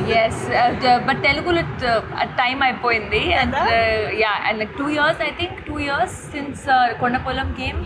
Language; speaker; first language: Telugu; non-native, local second language; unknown